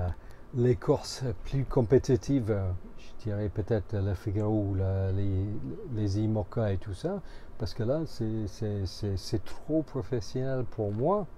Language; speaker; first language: French; non-native, fluent; English